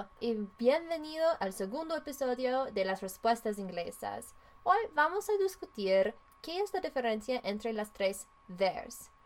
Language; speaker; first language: Spanish; non-native, learner; English